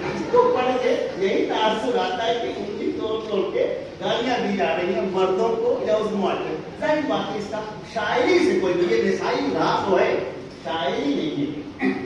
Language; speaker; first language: Urdu; native; Urdu